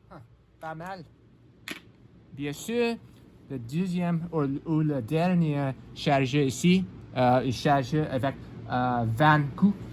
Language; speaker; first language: French; non-native, learner; English